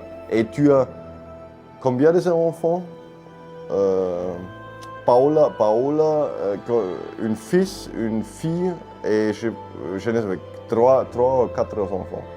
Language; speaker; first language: French; non-native, fluent; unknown